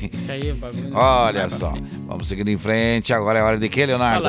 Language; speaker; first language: Portuguese; native; Portuguese